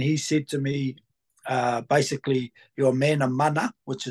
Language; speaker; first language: English; native; English